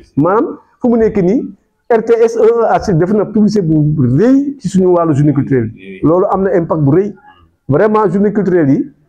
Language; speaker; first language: Wolof; non-native, local second language; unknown